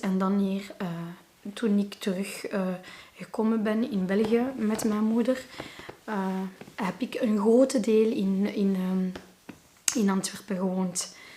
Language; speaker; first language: Dutch; non-native, local second language; Arabic